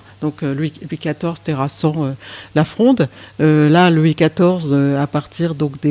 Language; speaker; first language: French; native; French